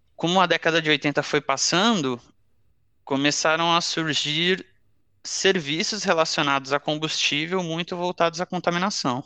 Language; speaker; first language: Portuguese; native; Portuguese